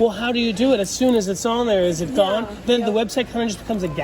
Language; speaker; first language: English; native; English